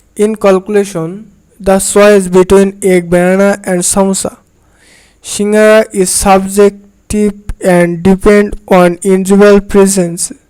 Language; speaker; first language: English; non-native, local second language; Bangla